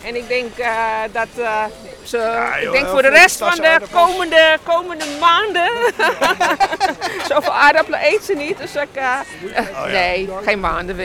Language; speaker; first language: Dutch; native; Dutch